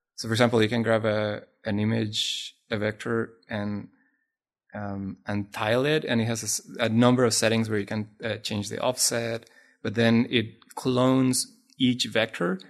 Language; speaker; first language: English; non-native, fluent; Spanish